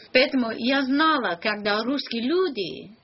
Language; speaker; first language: Russian; non-native, learner; English